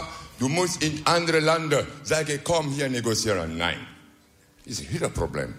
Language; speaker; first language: Dutch; non-native, learner; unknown